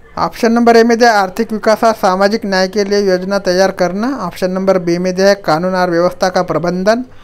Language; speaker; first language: Hindi; non-native, local second language; Marathi